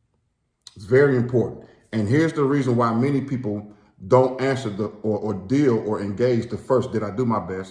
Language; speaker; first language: English; native; English